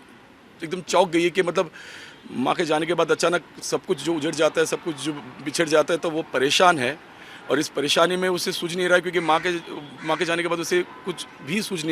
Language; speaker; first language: Hindi; native; Hindi